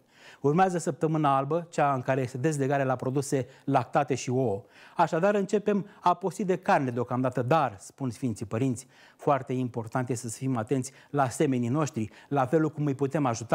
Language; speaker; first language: Romanian; native; Romanian